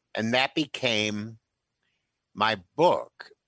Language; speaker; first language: English; native; English